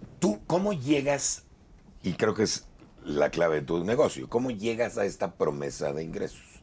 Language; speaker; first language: Spanish; native; Spanish